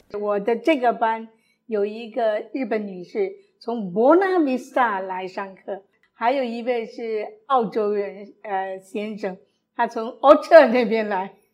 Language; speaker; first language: Chinese; early bilingual, other home language; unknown